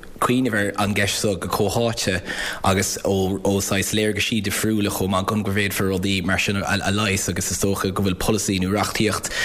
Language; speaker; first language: Irish; native; Irish